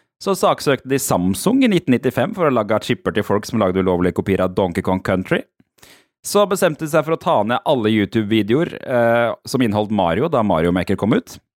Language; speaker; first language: Norwegian; native; Norwegian